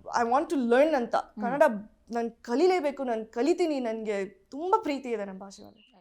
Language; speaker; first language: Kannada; early bilingual, heritage; Kannada